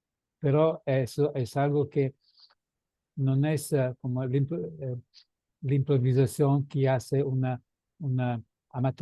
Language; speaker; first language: Spanish; non-native, fluent; Italian